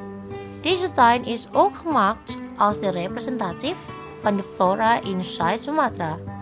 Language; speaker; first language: Dutch; non-native, fluent; Indonesian